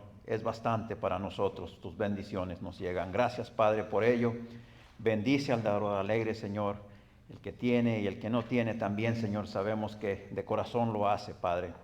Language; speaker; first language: Spanish; native; Spanish